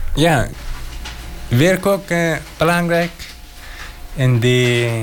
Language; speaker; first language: Dutch; non-native, learner; Persian